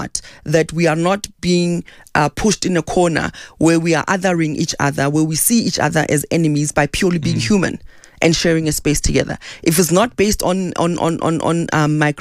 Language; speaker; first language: English; non-native, local second language; Southern Sotho